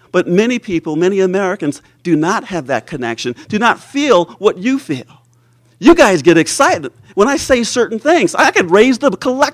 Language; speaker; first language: English; native; English